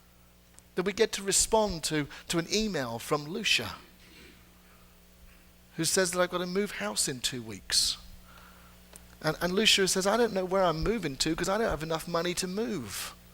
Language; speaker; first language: English; native; English